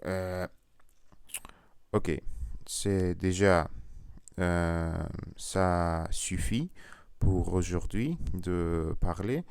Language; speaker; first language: French; non-native, learner; Russian